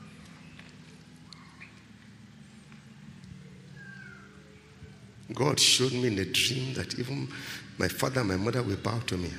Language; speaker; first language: English; non-native, local second language; Yoruba